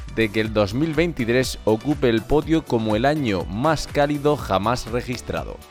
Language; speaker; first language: Spanish; native; Spanish